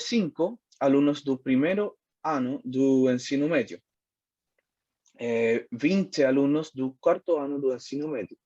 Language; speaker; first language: Portuguese; non-native, learner; Spanish